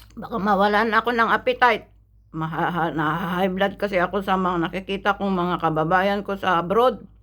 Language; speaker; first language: Filipino; non-native, local second language; Iloko